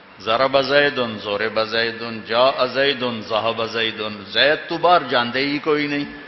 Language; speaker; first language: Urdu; non-native, local second language; Punjabi